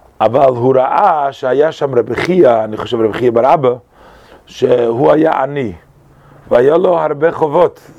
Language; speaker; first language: Hebrew; non-native, fluent; English